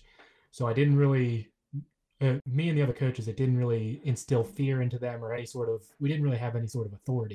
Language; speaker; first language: English; native; English